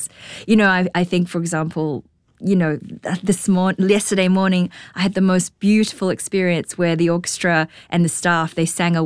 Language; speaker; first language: English; native; English